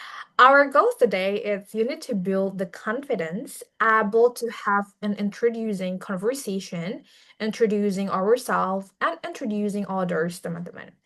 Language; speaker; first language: English; non-native, fluent; Indonesian